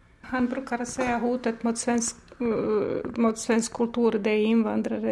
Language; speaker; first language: Swedish; non-native, fluent; Bosnian